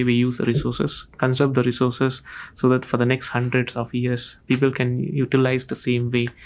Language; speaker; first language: English; non-native, local second language; Tamil